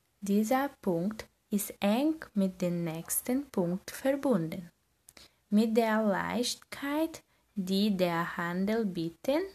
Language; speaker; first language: German; non-native, learner; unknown